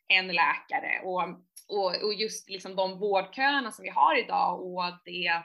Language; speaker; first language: Swedish; native; Swedish